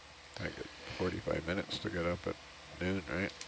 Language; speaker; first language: English; native; English